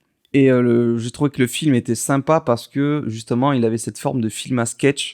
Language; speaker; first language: French; native; French